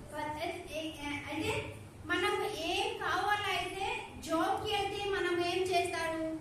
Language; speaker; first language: Telugu; non-native, learner; Odia